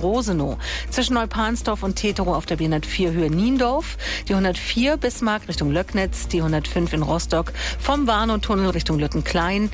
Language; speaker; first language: German; native; German